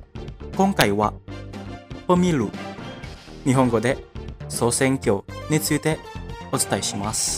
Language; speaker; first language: Japanese; non-native, fluent; Indonesian